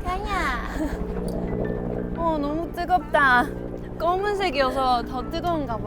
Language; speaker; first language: Korean; non-native, fluent; Chinese